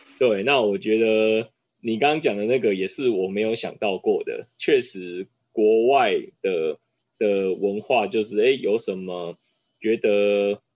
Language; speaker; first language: Chinese; native; Chinese